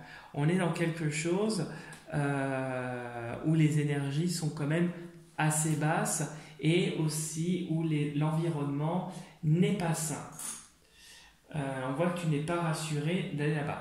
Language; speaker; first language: French; native; French